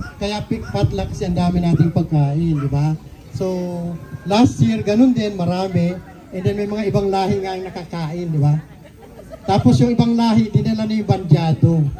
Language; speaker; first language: Filipino; non-native, local second language; Bikol